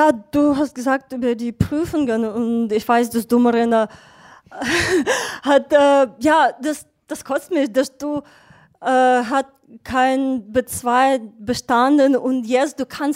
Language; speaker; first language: German; non-native, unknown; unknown